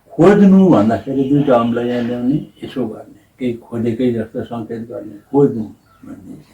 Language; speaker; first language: Nepali; native; Nepali